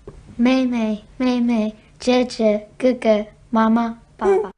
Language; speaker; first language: Chinese; non-native, learner; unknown